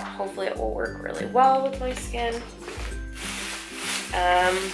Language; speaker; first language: English; native; English